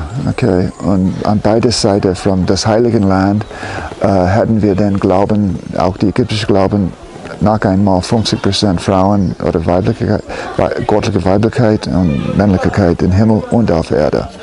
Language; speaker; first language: German; non-native, fluent; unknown